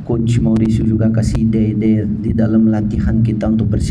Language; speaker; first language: Indonesian; non-native, fluent; Portuguese